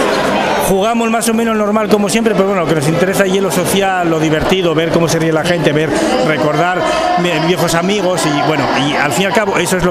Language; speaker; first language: Spanish; native; Spanish